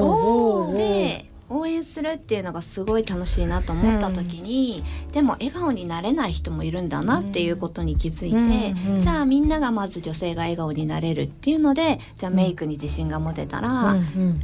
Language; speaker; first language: Japanese; native; Japanese